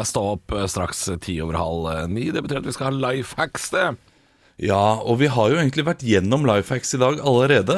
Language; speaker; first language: Norwegian; native; Norwegian